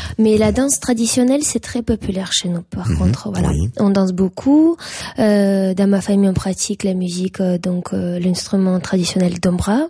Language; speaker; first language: French; non-native, fluent; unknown